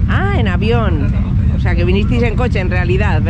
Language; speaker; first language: Spanish; native; Spanish